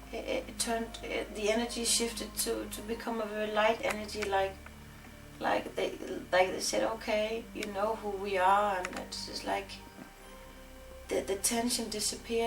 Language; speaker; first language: English; non-native, fluent; Danish